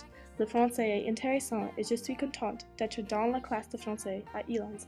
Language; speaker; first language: French; non-native, learner; English